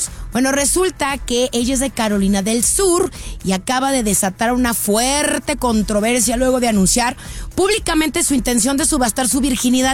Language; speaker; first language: Spanish; native; Spanish